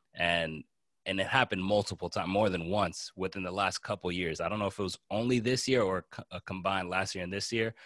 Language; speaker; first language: English; native; English